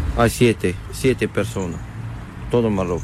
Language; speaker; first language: Spanish; non-native, learner; Arabic